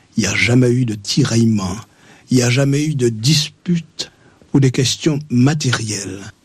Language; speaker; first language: French; native; French